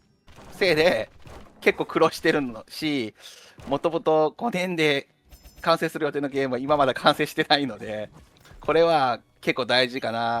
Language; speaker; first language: Japanese; non-native, fluent; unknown